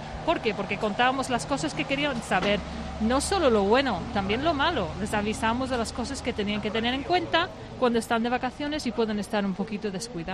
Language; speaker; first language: Spanish; non-native, fluent; English